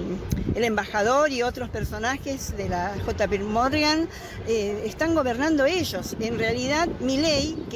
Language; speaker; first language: Spanish; native; Spanish